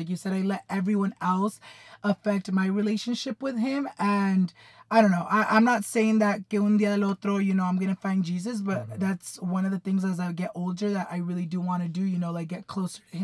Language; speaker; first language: English; early bilingual, other home language; Spanish